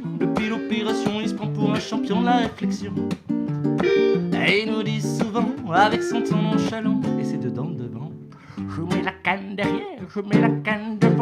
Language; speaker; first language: French; native; French